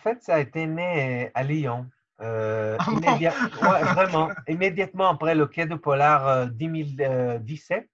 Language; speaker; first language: French; non-native, fluent; Hebrew